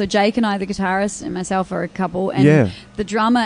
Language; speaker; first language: English; native; English